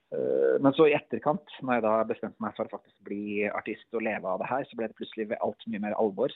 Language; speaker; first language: Norwegian; native; Norwegian